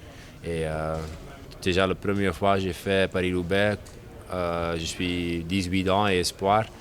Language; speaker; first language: French; non-native, learner; Dutch